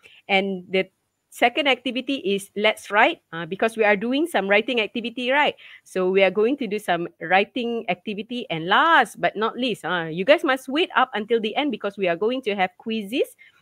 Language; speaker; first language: English; non-native, local second language; Malay